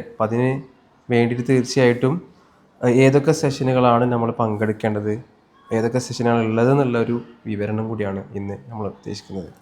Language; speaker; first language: Malayalam; native; Malayalam